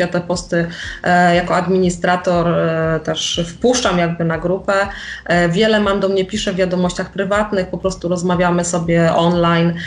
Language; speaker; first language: Polish; native; Polish